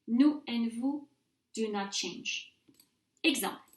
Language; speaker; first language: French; non-native, fluent; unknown